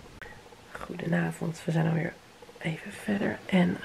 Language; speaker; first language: Dutch; native; Dutch